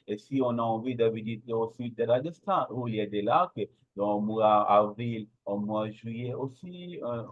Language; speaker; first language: French; non-native, learner; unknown